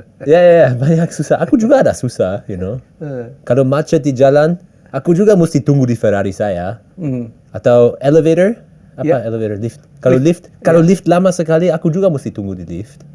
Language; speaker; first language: Indonesian; early bilingual, heritage; English